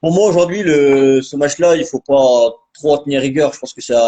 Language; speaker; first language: French; native; French